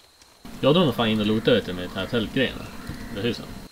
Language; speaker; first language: Swedish; native; Swedish